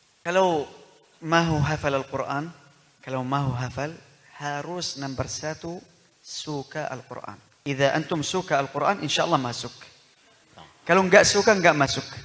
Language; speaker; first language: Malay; non-native, learner; Arabic